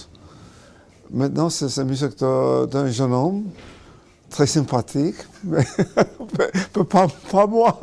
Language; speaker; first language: French; non-native, learner; English